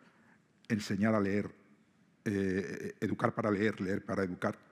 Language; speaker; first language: Spanish; native; Spanish